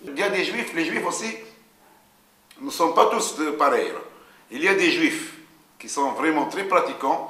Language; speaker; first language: French; non-native, local second language; Arabic